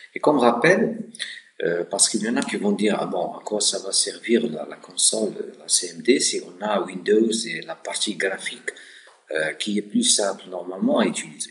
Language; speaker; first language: French; non-native, local second language; Arabic